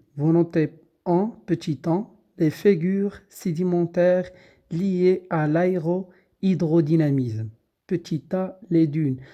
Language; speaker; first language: French; non-native, local second language; Arabic